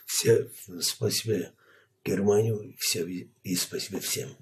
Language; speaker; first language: Russian; non-native, fluent; Armenian